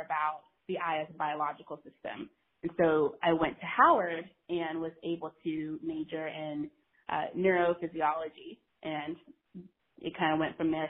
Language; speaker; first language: English; native; English